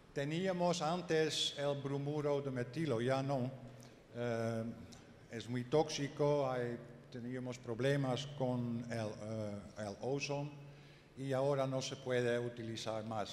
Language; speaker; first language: Spanish; non-native, learner; Dutch